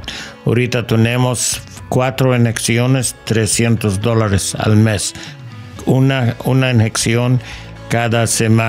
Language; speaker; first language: Spanish; non-native, learner; English